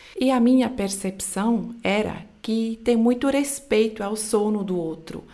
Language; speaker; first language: Portuguese; non-native, fluent; Swiss German